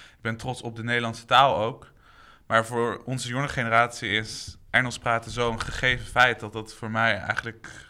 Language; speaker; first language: Dutch; native; Dutch